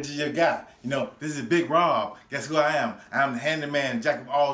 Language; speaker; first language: English; native; English